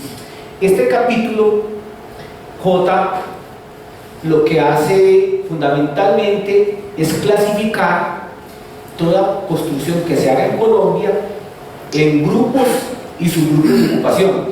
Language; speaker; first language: Spanish; native; Spanish